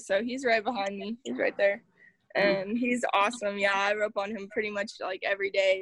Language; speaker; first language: English; native; English